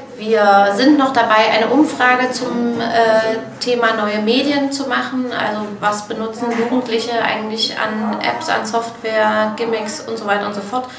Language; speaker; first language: German; native; German